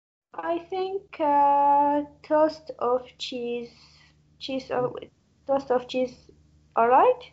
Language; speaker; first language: English; non-native, learner; Arabic